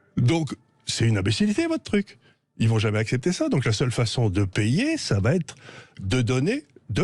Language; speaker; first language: French; native; French